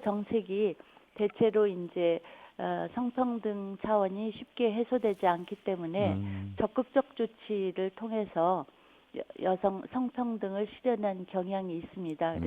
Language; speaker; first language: Korean; native; Korean